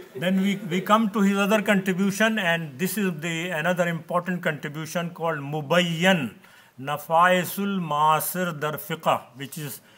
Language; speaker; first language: English; non-native, local second language; Urdu